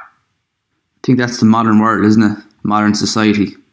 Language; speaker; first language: English; native; English